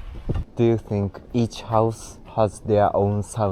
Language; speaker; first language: English; non-native, learner; Japanese